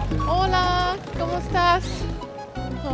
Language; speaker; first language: Spanish; non-native, learner; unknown